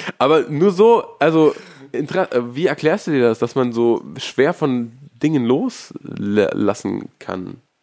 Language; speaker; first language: German; native; German